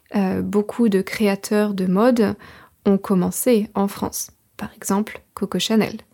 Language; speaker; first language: French; native; French